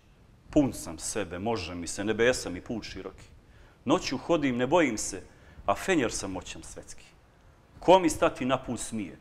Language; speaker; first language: Serbian; native; Serbian